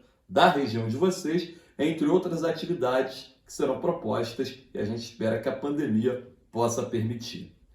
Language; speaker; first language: Portuguese; native; Portuguese